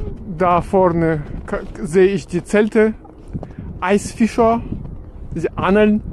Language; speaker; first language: German; non-native, fluent; Russian